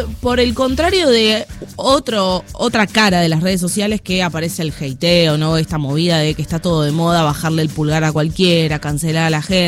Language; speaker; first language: Spanish; native; Spanish